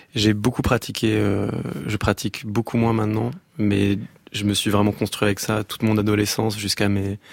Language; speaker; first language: French; native; French